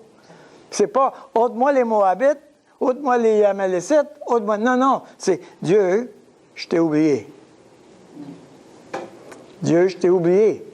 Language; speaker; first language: French; native; French